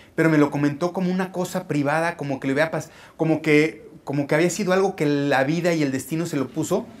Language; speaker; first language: Spanish; native; Spanish